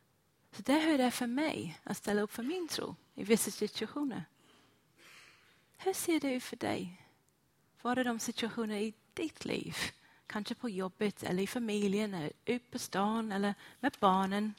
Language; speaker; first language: Swedish; non-native, fluent; English